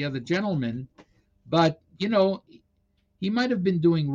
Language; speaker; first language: English; non-native, fluent; Hebrew